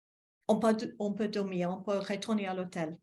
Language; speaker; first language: French; non-native, fluent; English